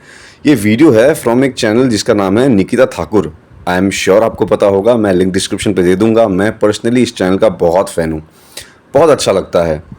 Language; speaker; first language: Hindi; non-native, local second language; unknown